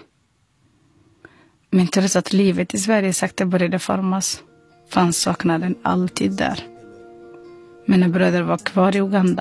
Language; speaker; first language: Swedish; non-native, fluent; Somali